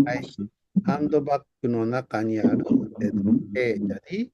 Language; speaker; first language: Japanese; non-native, fluent; Indonesian